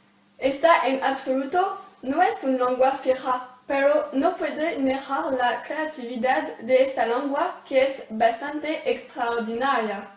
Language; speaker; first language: Spanish; non-native, learner; French